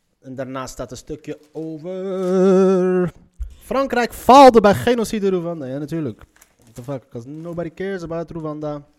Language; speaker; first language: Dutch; early bilingual, other home language; Arabic